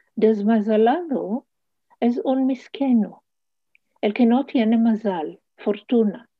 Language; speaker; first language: Spanish; early bilingual, heritage; Hebrew